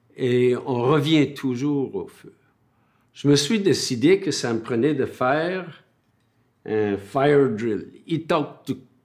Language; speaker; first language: French; non-native, fluent; Irish